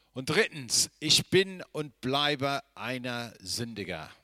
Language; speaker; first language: German; non-native, fluent; English